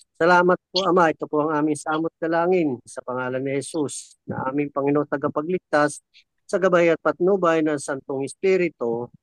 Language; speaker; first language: Filipino; native; Filipino